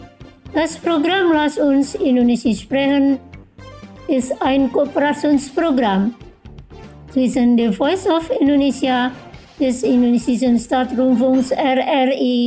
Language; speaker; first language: German; non-native, fluent; Indonesian